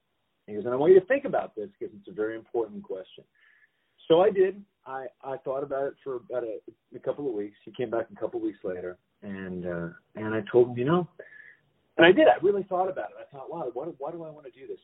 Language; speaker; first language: English; native; English